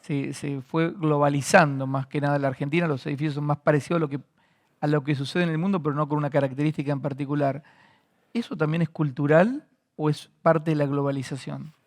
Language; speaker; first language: Spanish; native; Spanish